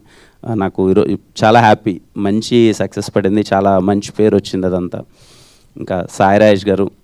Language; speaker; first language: Telugu; native; Telugu